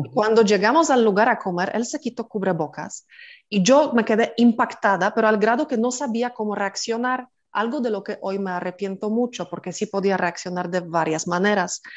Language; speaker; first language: Spanish; non-native, fluent; Polish